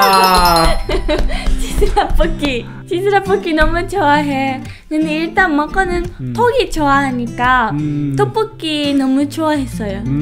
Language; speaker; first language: Korean; non-native, fluent; Japanese